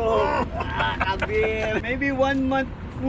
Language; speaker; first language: English; non-native, learner; Filipino